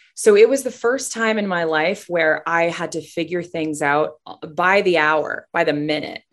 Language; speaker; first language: English; native; English